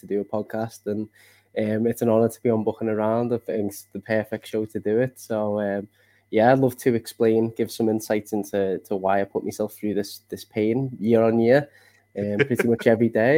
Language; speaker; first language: English; native; English